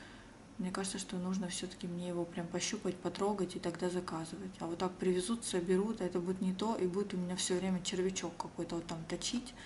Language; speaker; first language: Russian; native; Russian